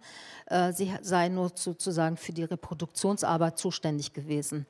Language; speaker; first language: German; early bilingual, other home language; Turkish